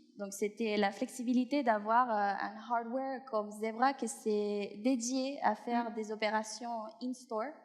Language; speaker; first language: French; non-native, fluent; Spanish